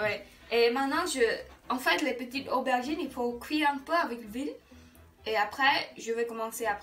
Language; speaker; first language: French; non-native, learner; Khmer